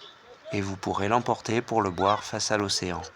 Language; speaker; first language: French; native; French